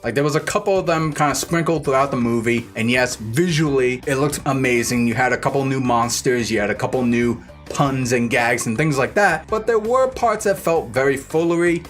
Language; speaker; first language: English; native; English